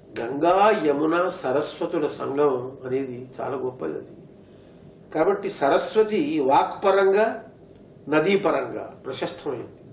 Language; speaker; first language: Telugu; native; Telugu